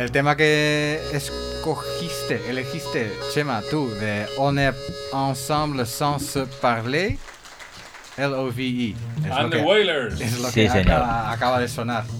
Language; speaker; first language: Spanish; non-native, fluent; English